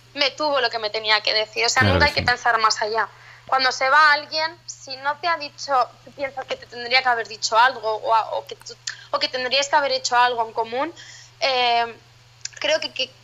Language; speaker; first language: Spanish; native; Spanish